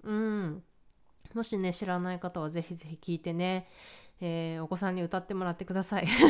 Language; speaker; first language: Japanese; native; Japanese